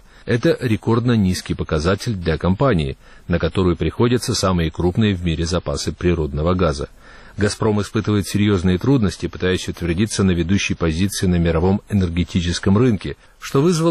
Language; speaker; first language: Russian; native; Russian